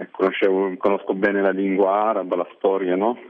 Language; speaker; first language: Italian; early bilingual, other home language; Arabic